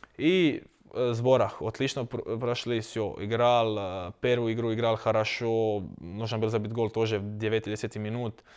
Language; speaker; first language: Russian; non-native, learner; Croatian